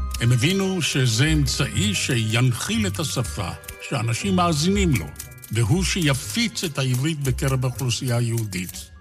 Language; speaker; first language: Hebrew; native; Hebrew